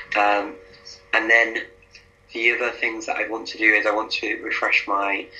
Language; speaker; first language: English; native; English